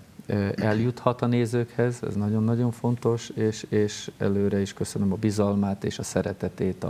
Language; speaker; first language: Hungarian; native; Hungarian